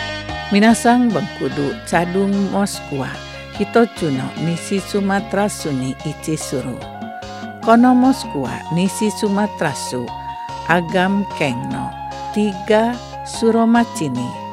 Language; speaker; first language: Japanese; non-native, learner; Indonesian